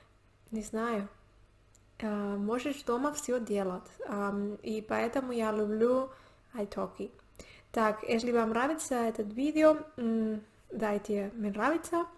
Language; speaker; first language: Russian; non-native, learner; Spanish